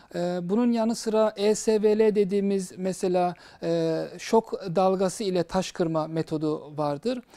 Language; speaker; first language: Turkish; early bilingual, heritage; Turkish